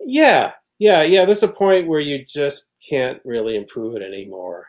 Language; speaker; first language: English; native; English